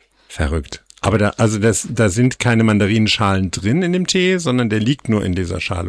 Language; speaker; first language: German; native; German